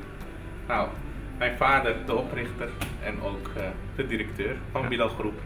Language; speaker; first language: Dutch; early bilingual, other home language; Turkish